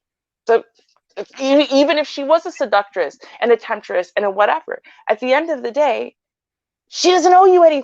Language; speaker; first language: English; native; English